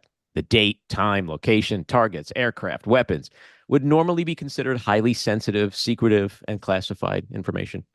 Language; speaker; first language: English; native; English